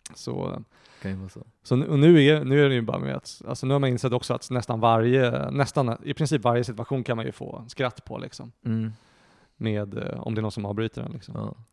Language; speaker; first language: Swedish; native; Swedish